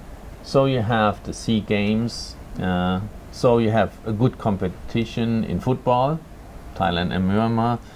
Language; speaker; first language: English; non-native, fluent; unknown